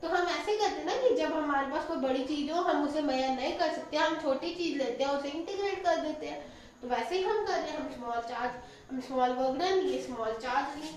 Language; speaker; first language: Hindi; native; Hindi